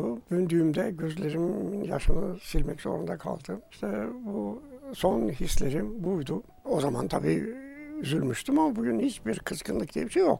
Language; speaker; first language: Turkish; native; Turkish